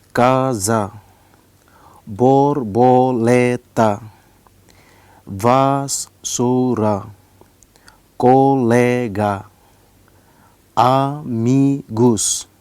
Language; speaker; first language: Portuguese; non-native, learner; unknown